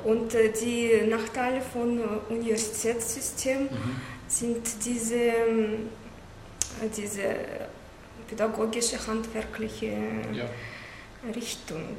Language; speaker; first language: German; non-native, learner; Russian